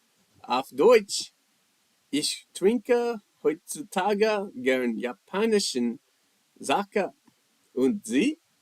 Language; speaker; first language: German; non-native, fluent; English